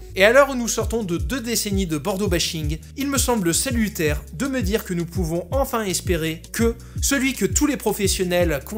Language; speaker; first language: French; native; French